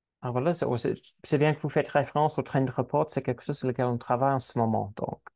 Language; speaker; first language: French; non-native, fluent; English